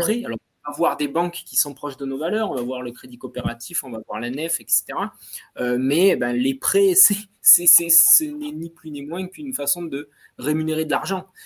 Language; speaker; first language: French; native; French